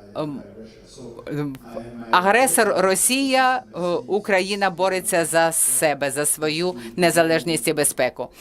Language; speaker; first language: Ukrainian; non-native, fluent; French